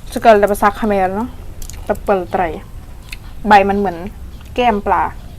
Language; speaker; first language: Thai; non-native, local second language; Northern Khmer